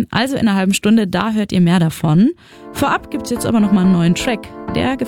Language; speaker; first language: German; native; German